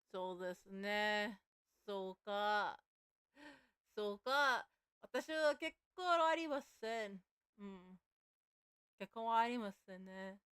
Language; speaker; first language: Japanese; non-native, learner; English